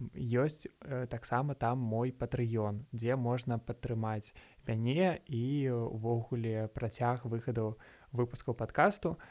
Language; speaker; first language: Belarusian; non-native, local second language; Russian